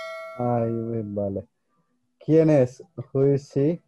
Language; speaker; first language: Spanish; non-native, learner; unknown